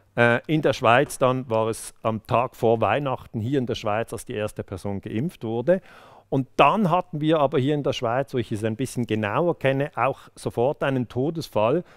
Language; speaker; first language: German; native; German